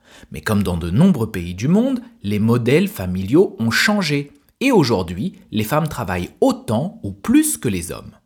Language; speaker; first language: French; native; French